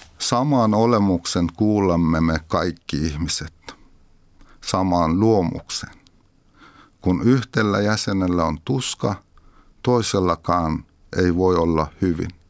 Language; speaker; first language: Finnish; non-native, fluent; Persian